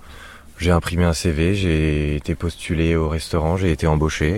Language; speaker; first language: French; native; French